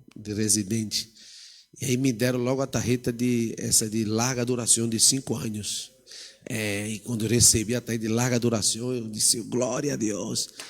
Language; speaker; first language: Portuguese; native; Portuguese